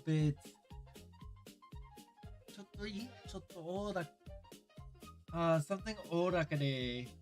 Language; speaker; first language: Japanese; non-native, learner; English